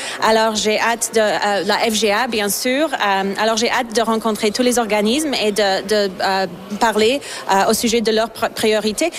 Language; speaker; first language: French; non-native, fluent; Slovak